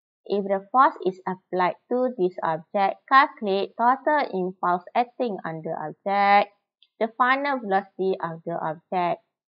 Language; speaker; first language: English; non-native, local second language; Malay